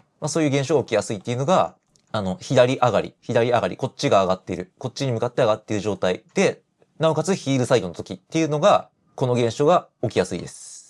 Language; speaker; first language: Japanese; native; Japanese